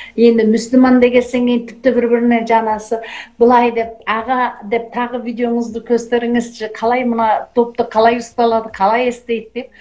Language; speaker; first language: Kazakh; early bilingual, heritage; Kazakh